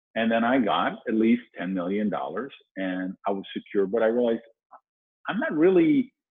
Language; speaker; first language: English; native; English